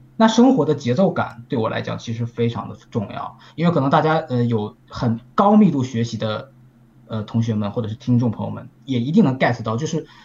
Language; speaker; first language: Chinese; native; Chinese